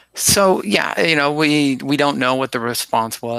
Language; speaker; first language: English; native; English